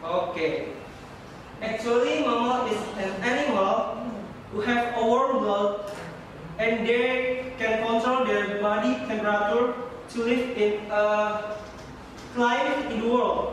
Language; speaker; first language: English; non-native, learner; Indonesian